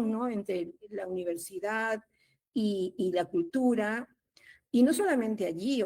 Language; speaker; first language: Spanish; native; Spanish